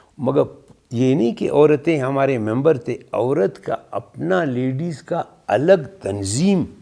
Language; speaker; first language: Urdu; non-native, local second language; Brahui